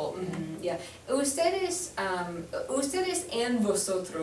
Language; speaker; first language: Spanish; non-native, fluent; English